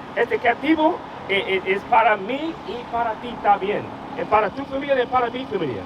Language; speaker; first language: Spanish; non-native, learner; English